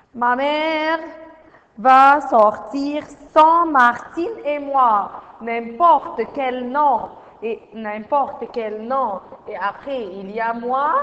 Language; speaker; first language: French; non-native, fluent; Arabic